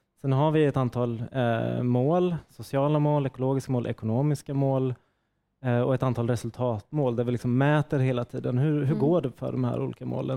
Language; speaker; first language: Swedish; native; Swedish